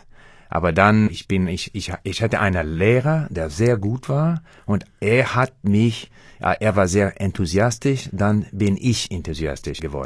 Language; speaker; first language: German; non-native, learner; English